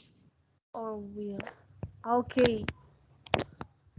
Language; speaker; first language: English; non-native, learner; Spanish